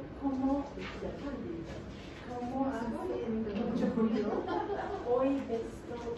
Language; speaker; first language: Spanish; non-native, learner; Japanese